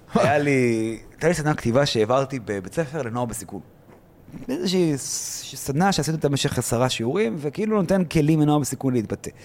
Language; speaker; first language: Hebrew; early bilingual, other home language; Arabic